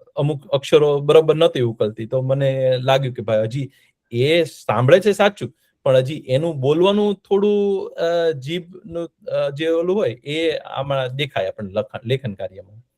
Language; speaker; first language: Gujarati; native; Gujarati